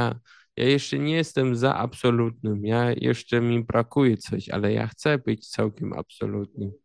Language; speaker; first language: Polish; early bilingual, heritage; Polish